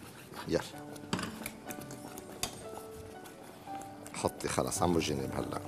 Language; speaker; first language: Arabic; native; Arabic